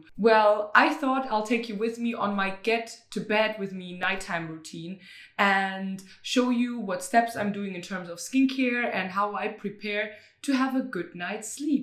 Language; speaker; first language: English; non-native, fluent; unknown